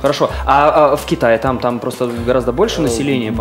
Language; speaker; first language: Russian; native; Russian